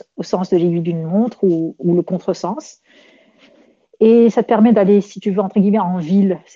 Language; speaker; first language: French; non-native, local second language; Arabic